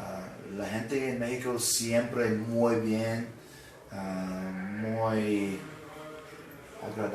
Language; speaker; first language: Spanish; non-native, learner; English